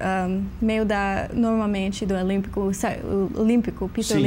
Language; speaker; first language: Portuguese; non-native, learner; English